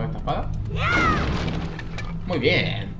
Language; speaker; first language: Spanish; native; Spanish